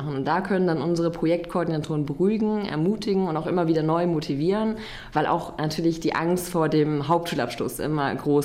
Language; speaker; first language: German; native; German